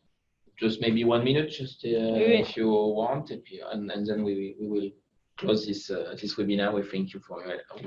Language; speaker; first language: English; non-native, fluent; French